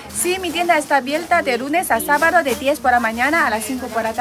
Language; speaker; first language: Spanish; non-native, learner; Chinese